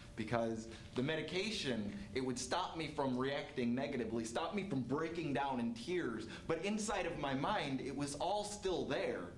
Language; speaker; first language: English; native; English